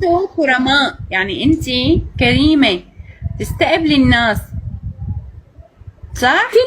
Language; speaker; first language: Arabic; native; Arabic